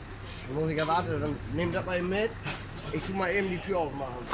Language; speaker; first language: German; native; German